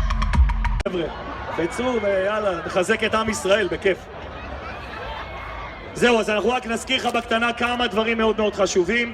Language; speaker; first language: Hebrew; native; Hebrew